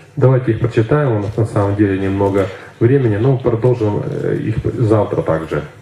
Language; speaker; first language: Russian; native; Russian